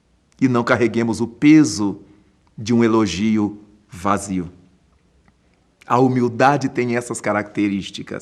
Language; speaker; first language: Portuguese; native; Portuguese